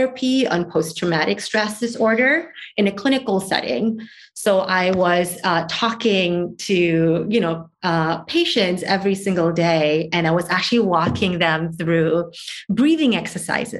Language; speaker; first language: English; non-native, local second language; Malay